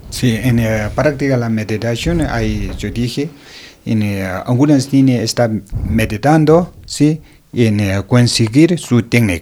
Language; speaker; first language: Spanish; non-native, learner; Tibetan